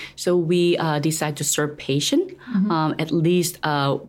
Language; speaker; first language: English; non-native, fluent; Korean